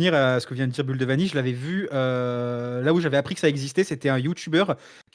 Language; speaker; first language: French; native; French